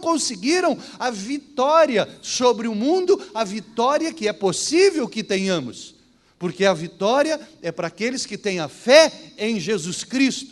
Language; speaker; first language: Portuguese; native; Portuguese